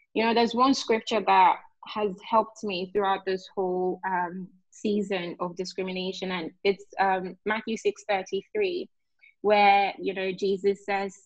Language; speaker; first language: English; non-native, local second language; Yoruba